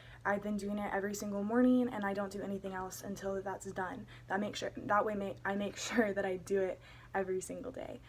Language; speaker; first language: English; native; English